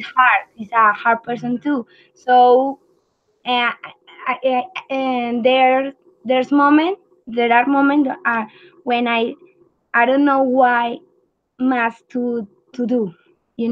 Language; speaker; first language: English; non-native, learner; Spanish